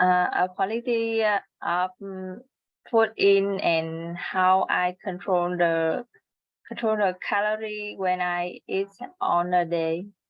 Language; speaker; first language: English; non-native, learner; Vietnamese